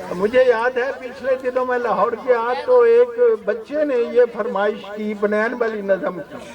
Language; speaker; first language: Urdu; non-native, local second language; Punjabi